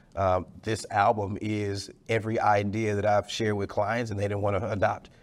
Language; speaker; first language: English; native; English